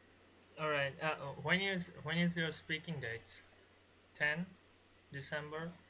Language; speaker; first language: English; non-native, learner; Bangla